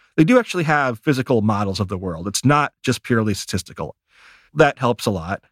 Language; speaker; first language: English; native; English